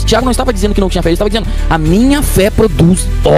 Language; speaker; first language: Portuguese; native; Portuguese